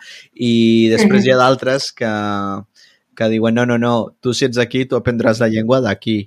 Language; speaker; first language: Catalan; non-native, fluent; Spanish